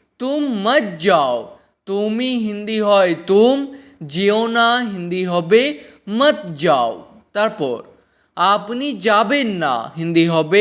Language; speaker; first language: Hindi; non-native, local second language; Bangla